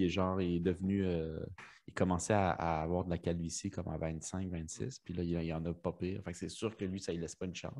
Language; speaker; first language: French; early bilingual, other home language; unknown